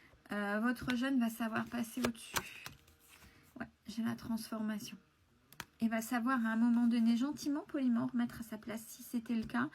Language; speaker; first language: French; native; French